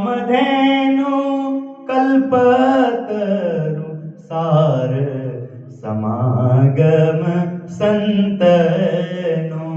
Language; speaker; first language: Hindi; native; Hindi